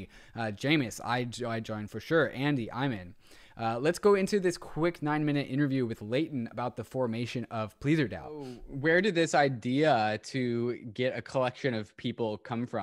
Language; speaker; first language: English; native; English